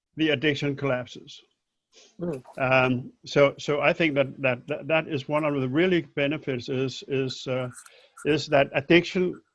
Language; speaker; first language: English; non-native, fluent; Danish